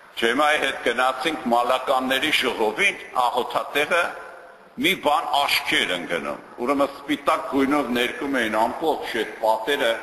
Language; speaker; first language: Armenian; native; Armenian